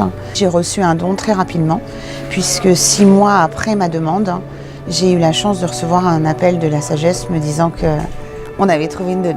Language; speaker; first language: French; native; French